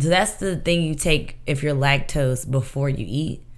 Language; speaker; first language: English; native; English